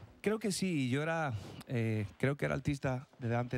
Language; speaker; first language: Spanish; native; Spanish